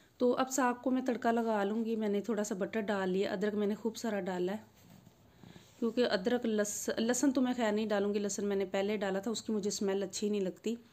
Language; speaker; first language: Urdu; non-native, local second language; Punjabi